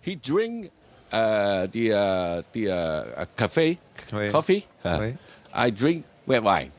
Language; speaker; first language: English; non-native, learner; Cantonese